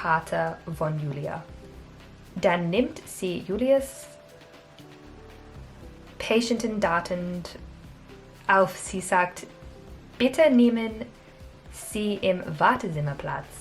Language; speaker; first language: German; non-native, learner; English